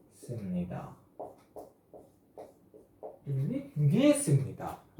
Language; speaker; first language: Korean; non-native, fluent; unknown